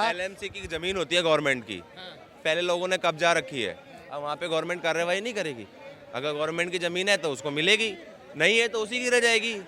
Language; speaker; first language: Hindi; native; Hindi